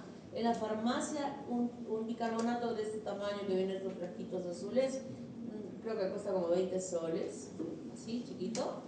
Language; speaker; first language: Spanish; native; Spanish